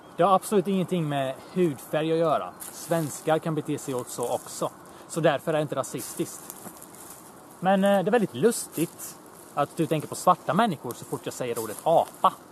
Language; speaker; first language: Swedish; early bilingual, other home language; Bosnian